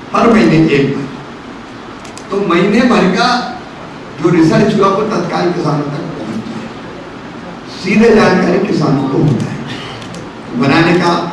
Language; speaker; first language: Hindi; native; Hindi